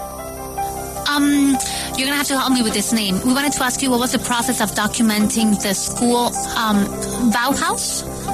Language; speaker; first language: English; non-native, fluent; Spanish